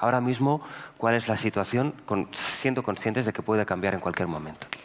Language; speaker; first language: Spanish; native; Spanish